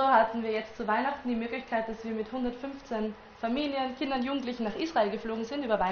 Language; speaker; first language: German; native; German